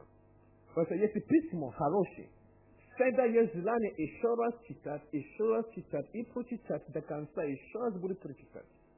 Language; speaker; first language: Russian; non-native, learner; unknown